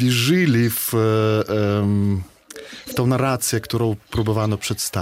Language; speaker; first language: Polish; non-native, fluent; Belarusian